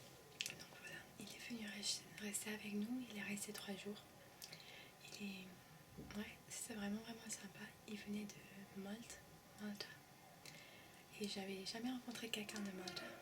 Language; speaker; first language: French; early bilingual, heritage; French